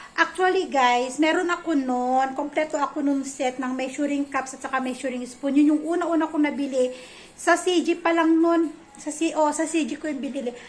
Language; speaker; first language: Filipino; native; Filipino